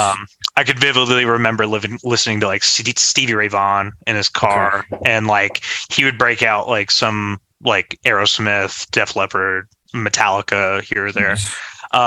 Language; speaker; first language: English; native; English